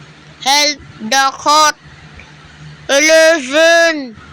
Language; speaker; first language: English; non-native, learner; Filipino